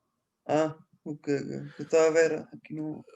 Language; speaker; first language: Portuguese; non-native, fluent; Spanish